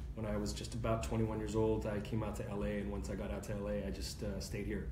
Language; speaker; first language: English; native; English